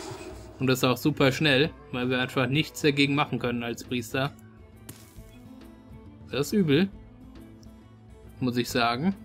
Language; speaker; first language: German; native; German